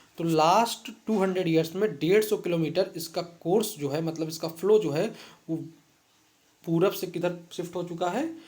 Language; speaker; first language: Hindi; native; Hindi